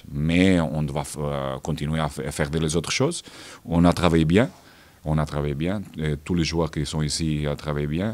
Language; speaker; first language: French; non-native, fluent; Portuguese